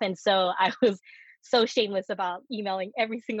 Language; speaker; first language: English; early bilingual, other home language; Korean